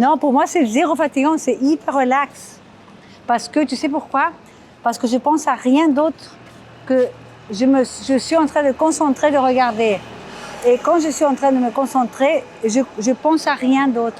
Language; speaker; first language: French; non-native, fluent; Portuguese